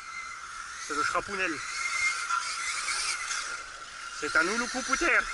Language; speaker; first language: French; native; French